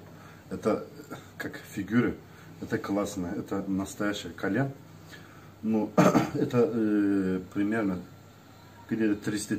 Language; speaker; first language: Russian; non-native, learner; Turkish